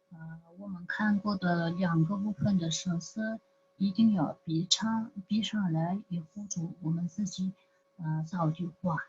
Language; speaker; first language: Chinese; non-native, fluent; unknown